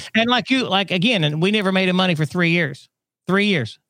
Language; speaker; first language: English; non-native, fluent; German